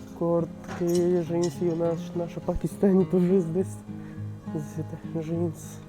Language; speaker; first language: Russian; non-native, learner; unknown